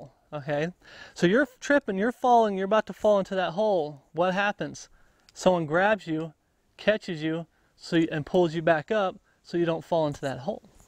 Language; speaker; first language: English; native; English